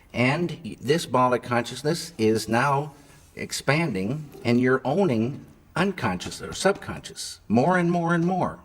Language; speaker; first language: English; native; English